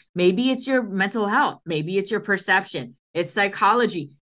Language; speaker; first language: English; early bilingual, other home language; Hindi